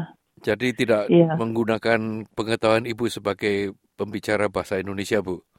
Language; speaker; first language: Indonesian; native; Indonesian